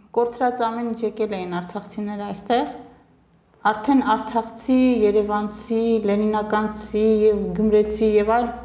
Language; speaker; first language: Armenian; native; Armenian